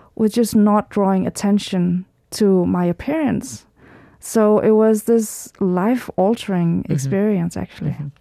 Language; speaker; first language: English; early bilingual, heritage; Danish